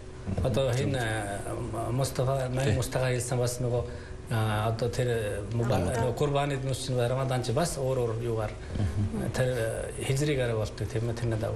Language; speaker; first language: Mongolian; native; Mongolian